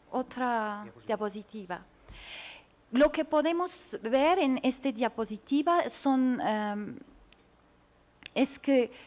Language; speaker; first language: Spanish; non-native, learner; French